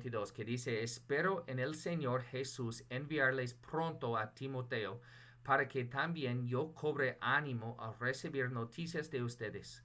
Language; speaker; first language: Spanish; non-native, fluent; English